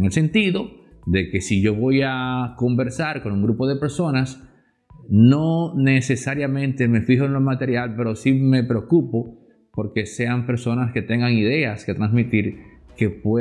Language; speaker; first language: Spanish; native; Spanish